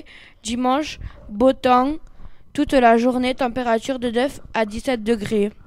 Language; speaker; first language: French; native; French